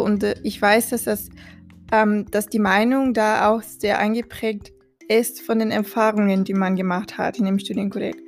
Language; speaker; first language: German; non-native, fluent; Portuguese